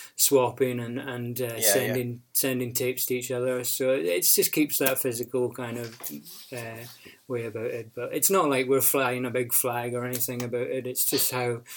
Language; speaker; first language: English; native; English